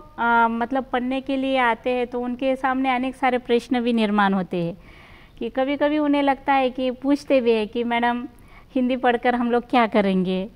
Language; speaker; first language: Hindi; non-native, local second language; Marathi